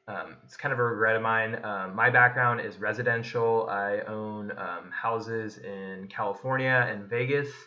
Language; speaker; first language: English; native; English